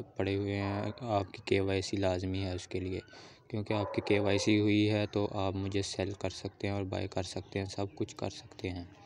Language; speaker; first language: Urdu; non-native, local second language; Punjabi